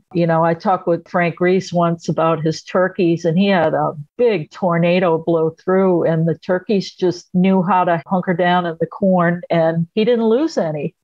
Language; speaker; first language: English; native; English